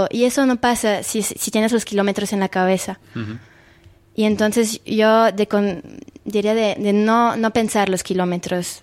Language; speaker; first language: Spanish; non-native, fluent; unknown